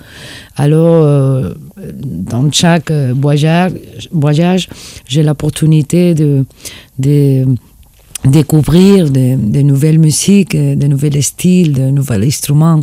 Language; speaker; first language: French; non-native, fluent; Spanish